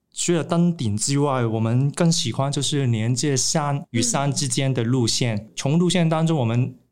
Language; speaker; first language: Chinese; non-native, local second language; Cantonese